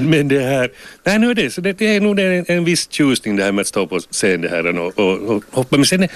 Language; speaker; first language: Swedish; native; Swedish